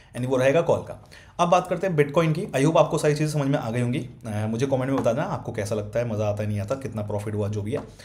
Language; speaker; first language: Hindi; native; Hindi